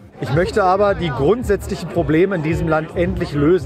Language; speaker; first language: German; native; German